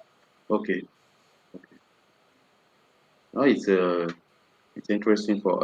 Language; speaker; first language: English; non-native, learner; French